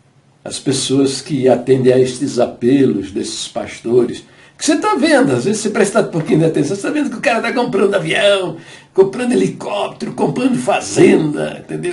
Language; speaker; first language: Portuguese; native; Portuguese